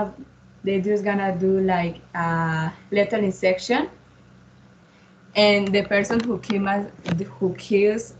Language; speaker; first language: English; non-native, learner; Spanish